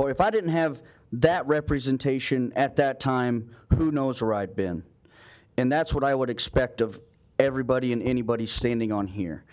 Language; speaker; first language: English; native; English